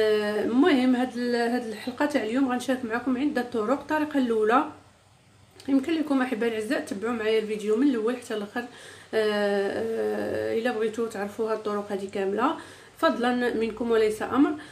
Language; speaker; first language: Arabic; native; Arabic